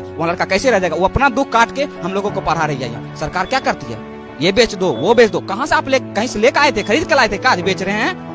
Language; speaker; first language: Hindi; native; Hindi